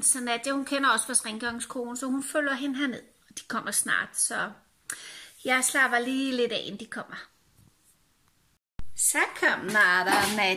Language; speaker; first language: Danish; native; Danish